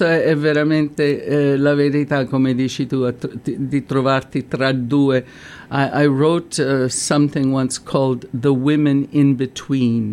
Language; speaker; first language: Italian; native; Italian